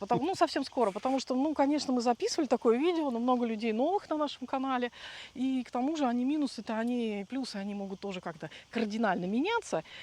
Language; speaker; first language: Russian; native; Russian